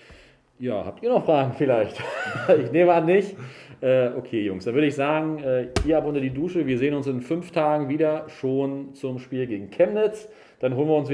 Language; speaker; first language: German; native; German